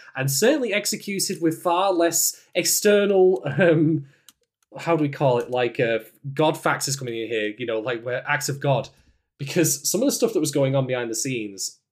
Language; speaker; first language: English; native; English